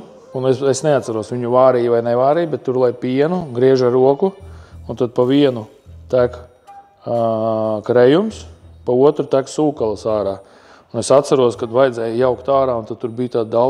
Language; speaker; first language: Latvian; native; Latvian